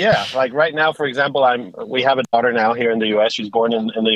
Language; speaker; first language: English; non-native, fluent; Spanish